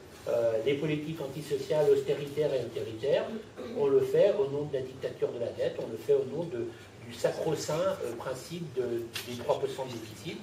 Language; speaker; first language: French; native; French